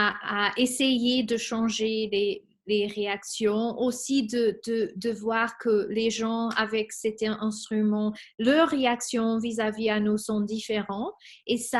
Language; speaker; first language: French; non-native, fluent; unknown